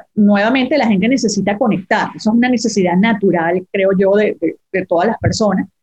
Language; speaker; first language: Spanish; native; Spanish